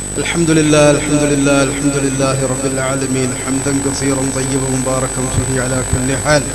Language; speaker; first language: Arabic; non-native, fluent; Malayalam